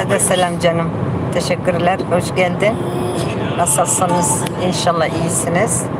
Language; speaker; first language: Turkish; non-native, learner; Kurdish